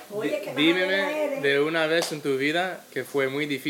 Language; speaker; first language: Spanish; early bilingual, heritage; Spanish